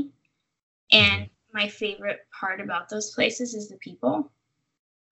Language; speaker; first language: English; native; English